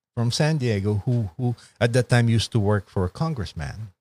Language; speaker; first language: English; non-native, local second language; Filipino